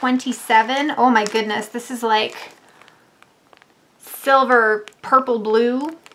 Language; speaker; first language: English; native; English